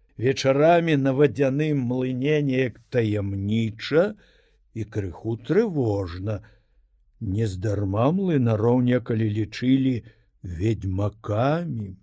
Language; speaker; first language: Belarusian; native; Belarusian